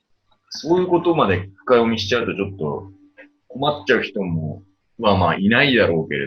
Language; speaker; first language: Japanese; native; Japanese